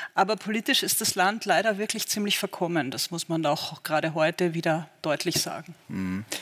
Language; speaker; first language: German; native; German